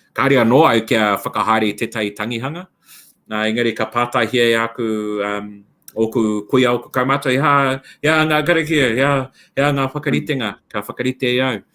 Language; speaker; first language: Māori; non-native, local second language; English